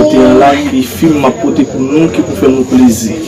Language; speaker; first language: French; non-native, learner; Haitian Creole